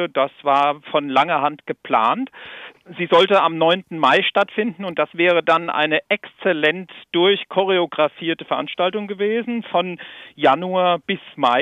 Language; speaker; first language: German; native; German